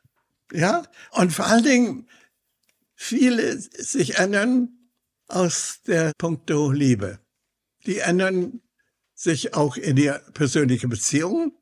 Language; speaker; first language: German; non-native, fluent; English